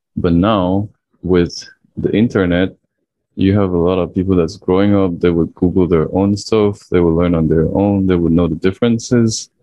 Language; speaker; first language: English; early bilingual, other home language; Chinese